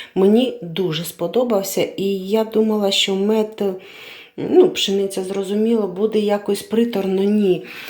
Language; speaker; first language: Ukrainian; non-native, local second language; Russian